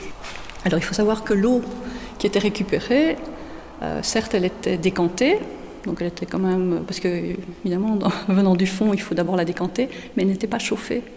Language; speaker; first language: French; native; French